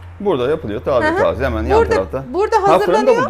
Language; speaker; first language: Turkish; native; Turkish